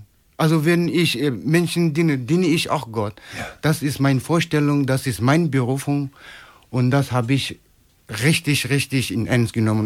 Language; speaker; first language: German; non-native, fluent; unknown